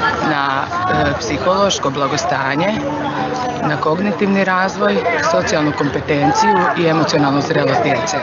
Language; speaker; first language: Bosnian; native; Bosnian